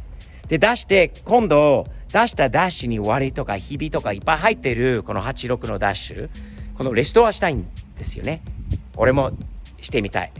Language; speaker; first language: Japanese; native; Japanese